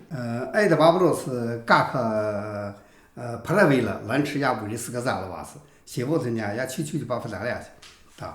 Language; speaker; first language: Russian; non-native, learner; Chinese